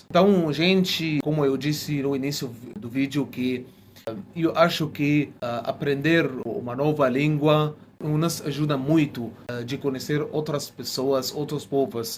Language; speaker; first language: Portuguese; non-native, fluent; Arabic